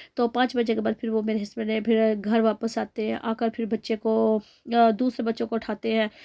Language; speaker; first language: Urdu; non-native, local second language; Punjabi